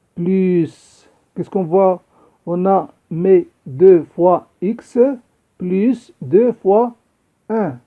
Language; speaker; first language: French; non-native, local second language; Arabic